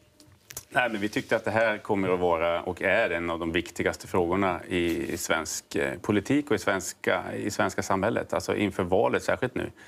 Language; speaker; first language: Swedish; native; Swedish